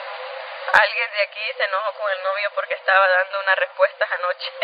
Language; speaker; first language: Spanish; native; Spanish